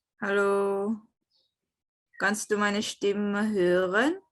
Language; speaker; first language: German; non-native, fluent; Indonesian